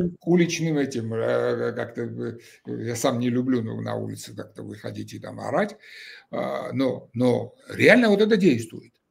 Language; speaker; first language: Russian; non-native, local second language; Georgian